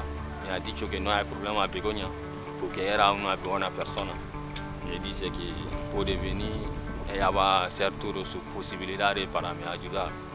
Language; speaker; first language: Spanish; non-native, learner; Bambara